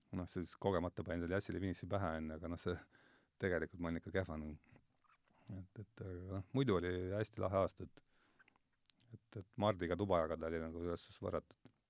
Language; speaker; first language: Estonian; native; Estonian